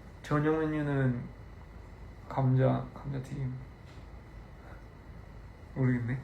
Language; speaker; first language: Korean; early bilingual, heritage; Korean